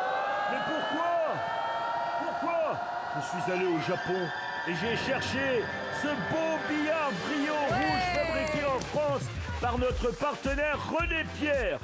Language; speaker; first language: French; native; French